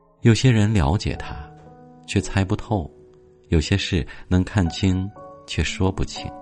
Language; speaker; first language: Chinese; native; Chinese